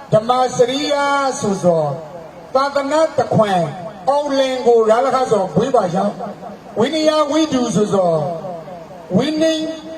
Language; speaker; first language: Burmese; native; Burmese